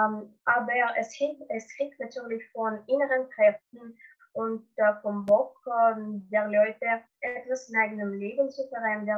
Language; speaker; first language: German; non-native, learner; Russian